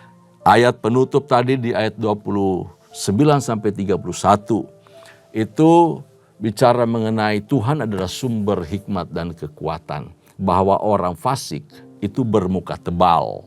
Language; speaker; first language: Indonesian; native; Indonesian